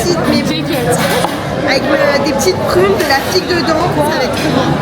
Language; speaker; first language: French; native; French